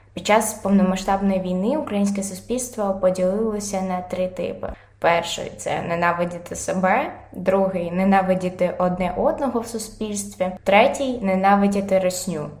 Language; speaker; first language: Ukrainian; non-native, local second language; Russian